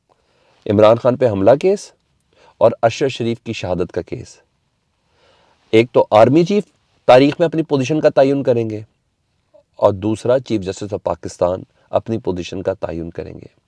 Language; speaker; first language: Urdu; native; Urdu